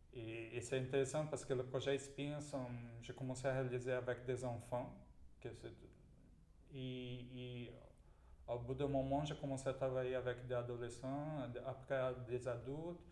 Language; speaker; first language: French; non-native, fluent; Portuguese